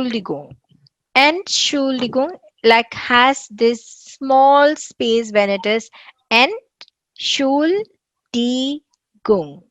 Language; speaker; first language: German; non-native, fluent; Tamil